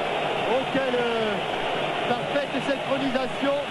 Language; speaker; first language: French; native; French